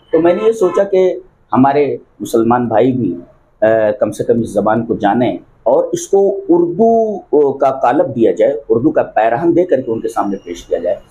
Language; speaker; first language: Hindi; non-native, local second language; Bhojpuri